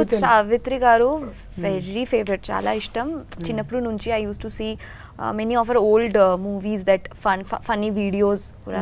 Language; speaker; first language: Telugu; non-native, learner; Bangla